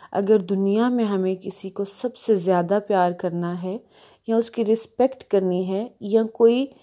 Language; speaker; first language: Urdu; native; Urdu